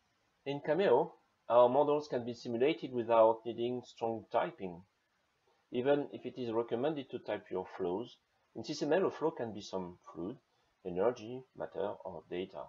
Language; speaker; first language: English; non-native, fluent; French